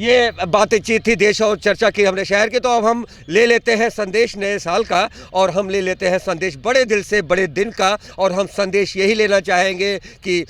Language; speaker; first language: Hindi; non-native, local second language; Punjabi